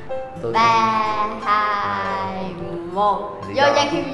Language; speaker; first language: Vietnamese; native; Vietnamese